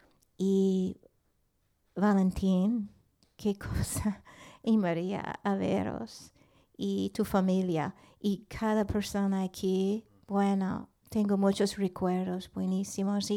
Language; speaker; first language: Spanish; non-native, learner; English